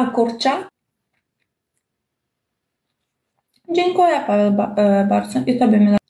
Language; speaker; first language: Polish; non-native, learner; Ukrainian